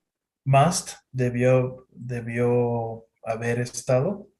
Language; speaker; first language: Spanish; non-native, fluent; English